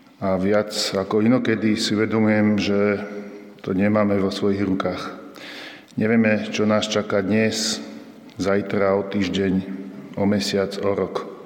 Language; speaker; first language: Slovak; native; Slovak